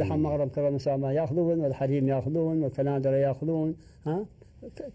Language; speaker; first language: Arabic; native; Arabic